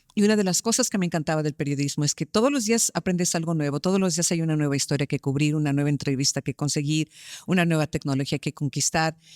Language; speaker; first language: Spanish; early bilingual, heritage; Spanish